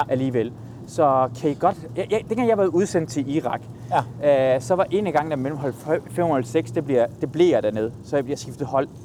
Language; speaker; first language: Danish; early bilingual, other home language; Persian